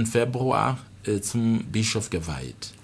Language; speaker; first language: German; non-native, fluent; Rundi